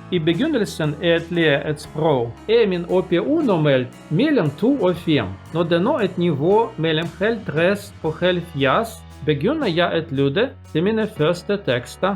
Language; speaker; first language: Danish; non-native, learner; Russian